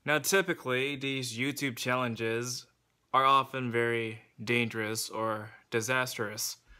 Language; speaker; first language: English; native; English